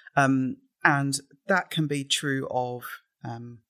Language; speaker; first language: English; native; English